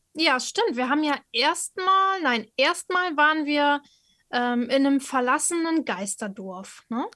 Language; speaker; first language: German; native; German